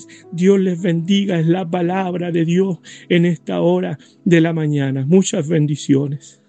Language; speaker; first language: Spanish; native; Spanish